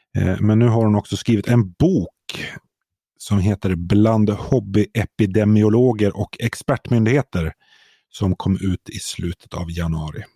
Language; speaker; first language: Swedish; native; Swedish